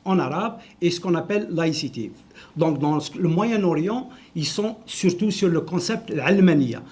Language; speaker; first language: French; non-native, local second language; Arabic